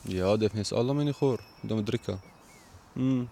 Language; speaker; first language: Swedish; non-native, learner; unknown